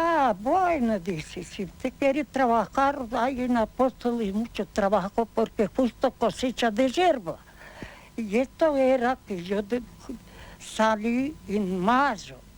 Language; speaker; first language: Spanish; non-native, learner; Ukrainian